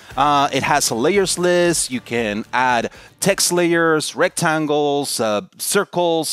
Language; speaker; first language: English; non-native, fluent; Spanish